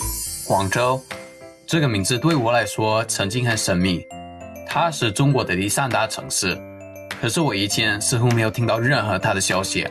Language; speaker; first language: Chinese; non-native, learner; English